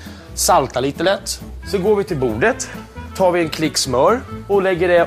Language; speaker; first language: Swedish; native; Swedish